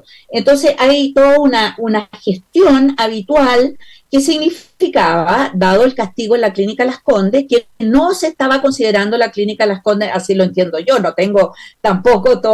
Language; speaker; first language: Spanish; native; Spanish